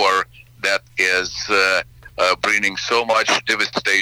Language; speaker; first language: English; non-native, fluent; Ukrainian